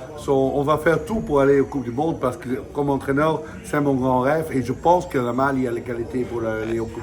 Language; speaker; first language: French; non-native, fluent; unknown